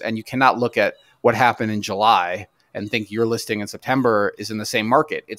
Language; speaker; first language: English; native; English